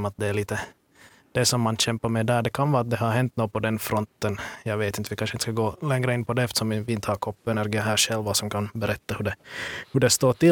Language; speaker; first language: Swedish; native; Swedish